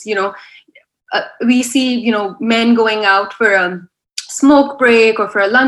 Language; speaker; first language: English; non-native, local second language; Urdu